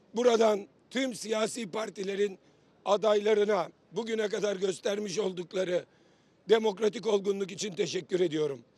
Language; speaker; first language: Turkish; native; Turkish